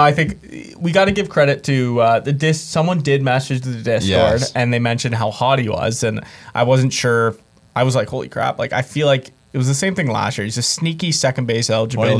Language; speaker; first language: English; native; English